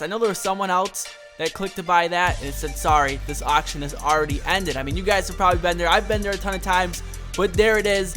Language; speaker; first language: English; native; English